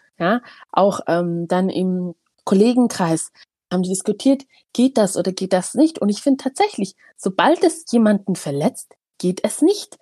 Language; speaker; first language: German; early bilingual, other home language; Tigrinya